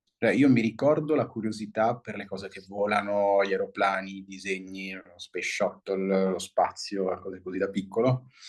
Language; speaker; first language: Italian; early bilingual, heritage; Italian